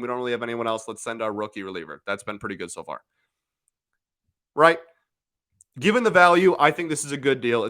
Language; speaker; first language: English; native; English